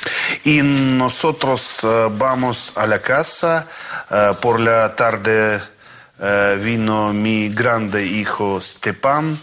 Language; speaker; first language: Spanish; non-native, learner; Russian